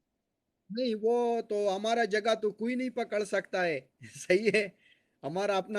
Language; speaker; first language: Hindi; non-native, local second language; Pashto